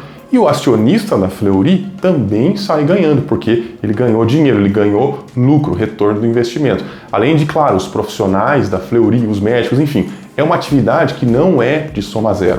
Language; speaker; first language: Portuguese; native; Portuguese